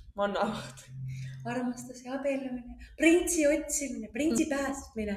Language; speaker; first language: Estonian; non-native, local second language; Russian